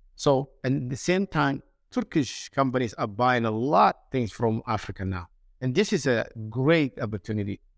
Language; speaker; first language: English; non-native, fluent; Somali